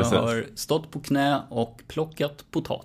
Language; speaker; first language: Swedish; native; Swedish